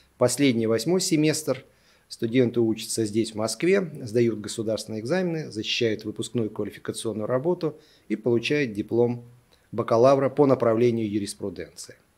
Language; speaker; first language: Russian; native; Russian